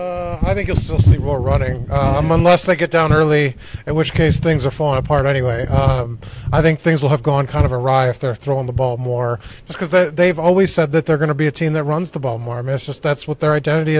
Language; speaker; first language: English; native; English